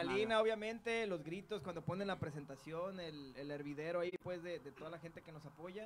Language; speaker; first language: Spanish; native; Spanish